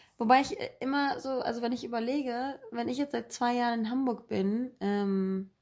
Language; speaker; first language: German; native; German